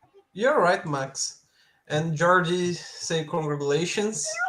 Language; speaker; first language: English; non-native, learner; Portuguese